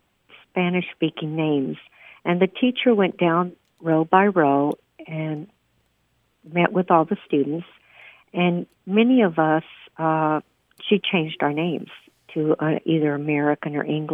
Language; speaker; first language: English; early bilingual, other home language; Spanish